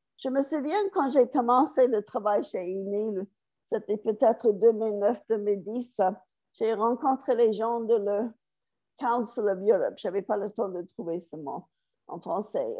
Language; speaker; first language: French; non-native, fluent; English